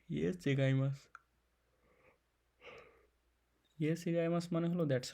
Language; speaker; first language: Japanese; non-native, fluent; Bangla